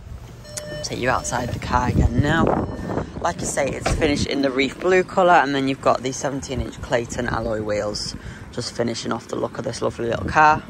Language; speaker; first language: English; native; English